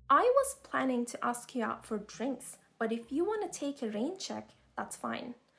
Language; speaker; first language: English; non-native, fluent; Turkish